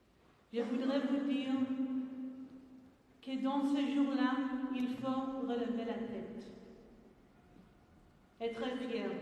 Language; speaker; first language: French; non-native, fluent; Hebrew